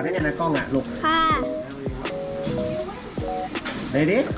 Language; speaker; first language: Thai; native; Thai